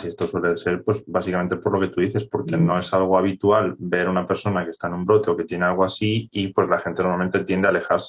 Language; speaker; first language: Spanish; native; Spanish